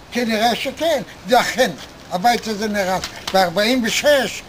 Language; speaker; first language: Hebrew; non-native, fluent; Polish